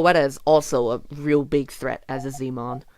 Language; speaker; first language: English; native; English